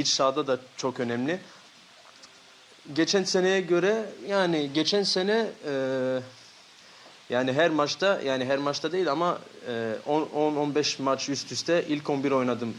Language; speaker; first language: Turkish; early bilingual, heritage; Turkish